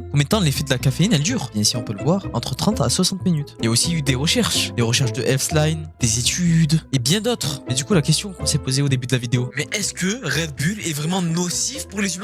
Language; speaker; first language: French; native; French